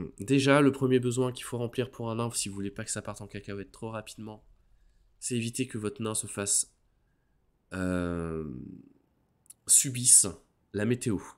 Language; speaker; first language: French; native; French